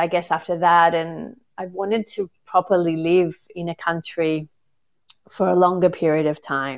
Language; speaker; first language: English; native; English